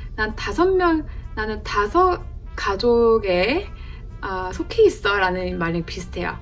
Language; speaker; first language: Korean; early bilingual, heritage; Korean